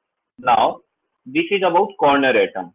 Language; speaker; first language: English; non-native, local second language; Hindi